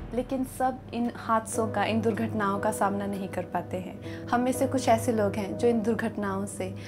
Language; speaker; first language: Hindi; native; Hindi